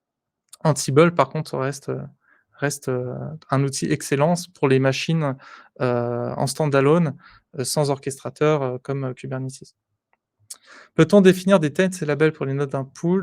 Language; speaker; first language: French; native; French